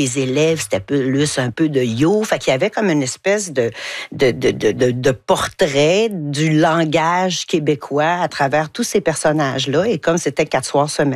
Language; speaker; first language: French; native; French